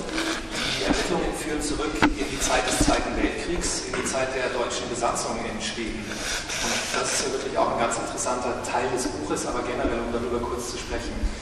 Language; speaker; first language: German; native; German